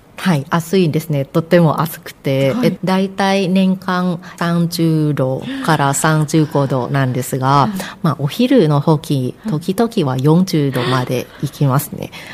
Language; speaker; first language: Japanese; non-native, fluent; Thai